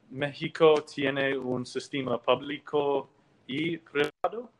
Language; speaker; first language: Spanish; non-native, learner; English